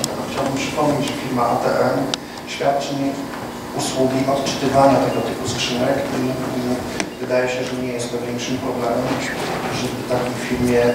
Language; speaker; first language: Polish; native; Polish